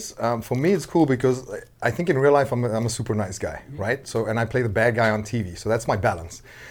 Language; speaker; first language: English; non-native, local second language; Afrikaans